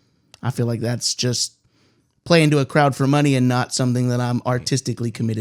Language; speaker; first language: English; native; English